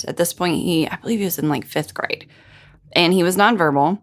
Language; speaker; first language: English; native; English